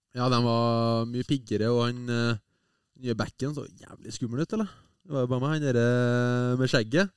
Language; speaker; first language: Norwegian; native; Norwegian